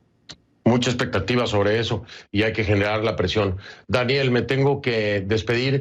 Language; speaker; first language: Spanish; native; Spanish